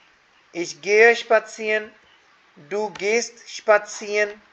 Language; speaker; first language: German; non-native, fluent; Hindi